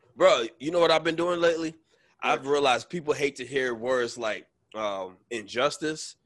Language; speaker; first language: English; native; English